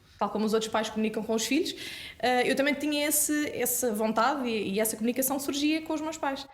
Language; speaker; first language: Portuguese; non-native, local second language; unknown